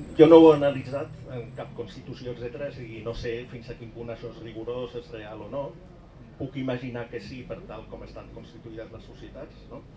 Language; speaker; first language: Catalan; early bilingual, other home language; German